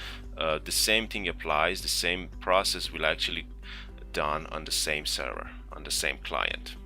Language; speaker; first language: English; non-native, fluent; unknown